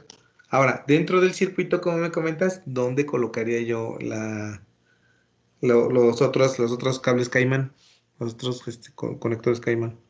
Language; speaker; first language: Spanish; native; Spanish